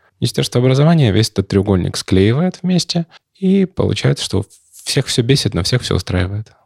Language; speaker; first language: Russian; native; Russian